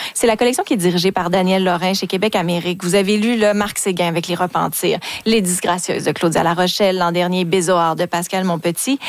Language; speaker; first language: French; native; French